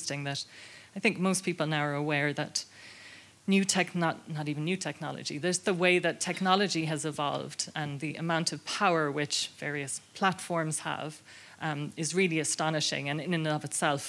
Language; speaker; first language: English; native; English